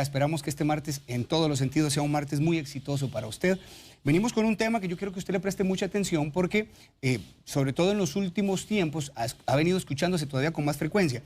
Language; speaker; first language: Spanish; native; Spanish